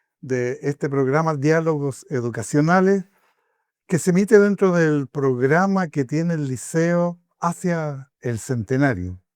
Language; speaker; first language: Spanish; native; Spanish